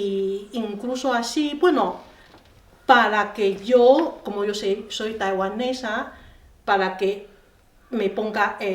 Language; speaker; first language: Spanish; non-native, learner; Chinese